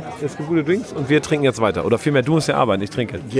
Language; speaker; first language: German; native; German